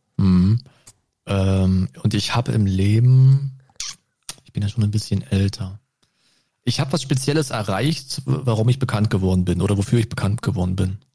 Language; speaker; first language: German; native; German